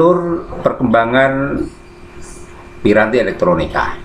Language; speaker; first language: Indonesian; native; Indonesian